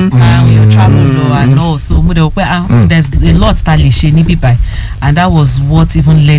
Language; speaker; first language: English; non-native, local second language; Yoruba